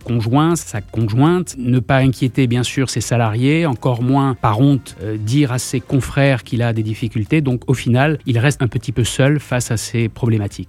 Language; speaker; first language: French; native; French